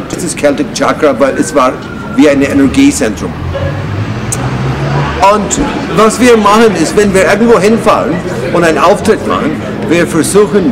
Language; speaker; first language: German; non-native, fluent; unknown